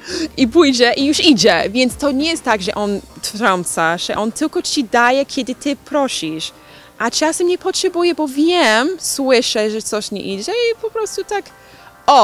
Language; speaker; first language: Polish; non-native, learner; English